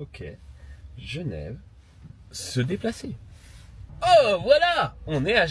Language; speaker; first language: French; native; French